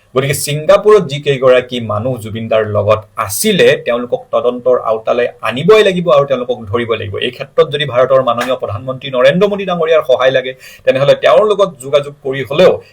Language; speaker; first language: Assamese; native; Assamese